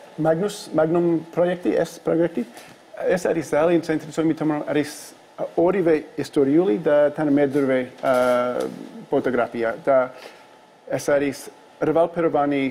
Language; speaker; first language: Georgian; non-native, learner; English